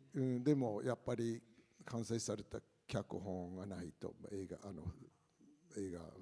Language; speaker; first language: Japanese; non-native, fluent; English